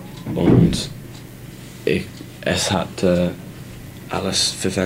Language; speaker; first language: German; non-native, learner; English